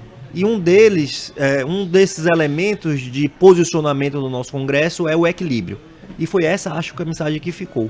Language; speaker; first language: Portuguese; native; Portuguese